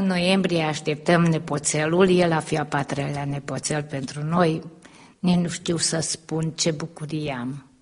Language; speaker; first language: Romanian; early bilingual, heritage; Romanian